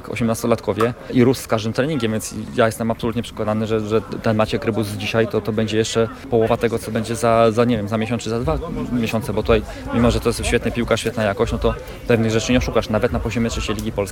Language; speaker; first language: Polish; native; Polish